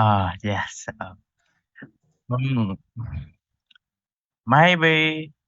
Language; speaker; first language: English; non-native, learner; Vietnamese